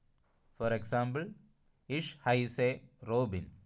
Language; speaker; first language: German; non-native, learner; Malayalam